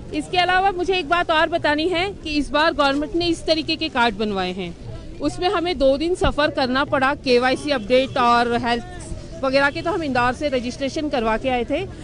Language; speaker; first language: Hindi; native; Hindi